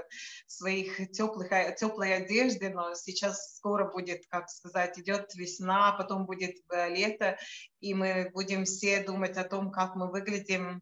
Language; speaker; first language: Russian; non-native, local second language; Latvian